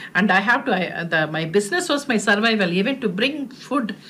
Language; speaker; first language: English; non-native, local second language; Telugu